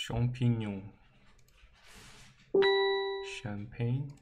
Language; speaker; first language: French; non-native, learner; English